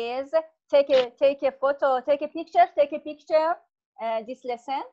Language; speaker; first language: English; non-native, learner; Persian